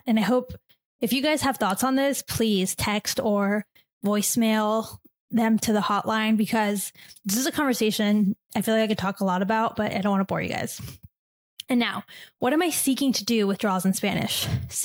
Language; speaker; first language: English; native; English